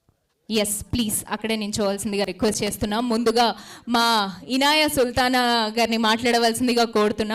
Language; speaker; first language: Telugu; native; Telugu